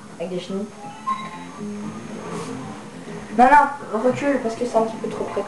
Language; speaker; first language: French; native; French